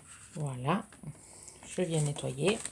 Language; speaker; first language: French; native; French